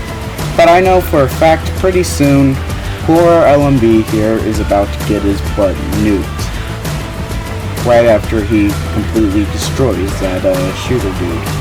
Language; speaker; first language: English; native; English